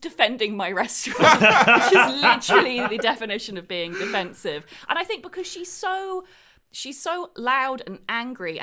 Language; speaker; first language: English; native; English